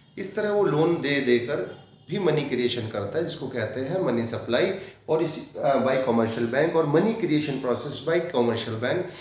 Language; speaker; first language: Hindi; native; Hindi